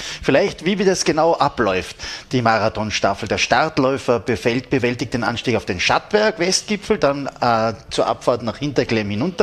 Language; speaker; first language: German; native; German